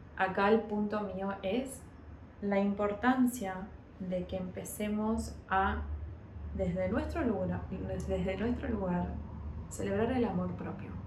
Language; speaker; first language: Spanish; early bilingual, heritage; Spanish